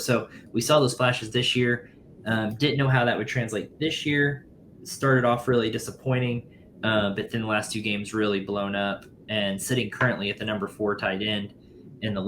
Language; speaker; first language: English; native; English